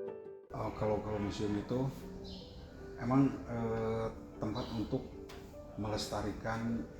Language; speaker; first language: Indonesian; native; Indonesian